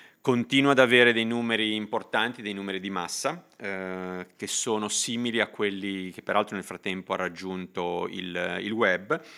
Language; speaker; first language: Italian; native; Italian